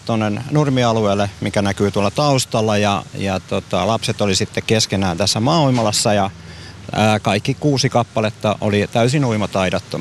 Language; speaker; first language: Finnish; native; Finnish